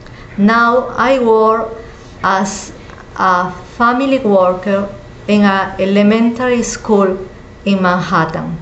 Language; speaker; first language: English; non-native, learner; Spanish